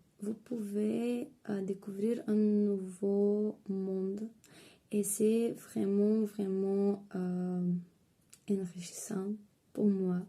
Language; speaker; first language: French; non-native, fluent; Bulgarian